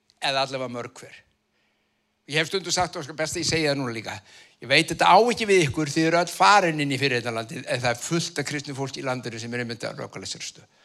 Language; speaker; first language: Icelandic; native; Icelandic